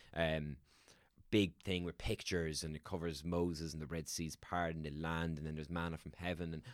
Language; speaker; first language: English; native; English